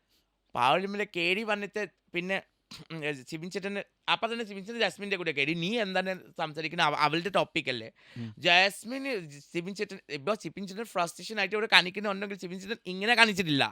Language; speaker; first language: Malayalam; non-native, local second language; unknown